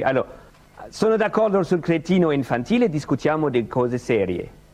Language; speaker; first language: Italian; non-native, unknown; French